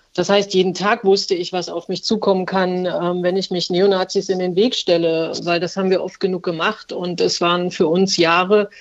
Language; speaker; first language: German; native; German